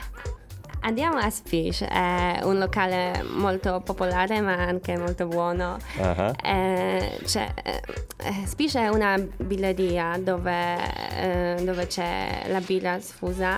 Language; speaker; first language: Italian; non-native, fluent; Polish